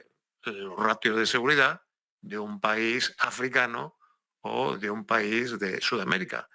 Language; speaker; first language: Spanish; native; Spanish